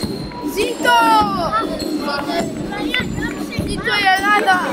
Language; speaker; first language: Greek; early bilingual, heritage; English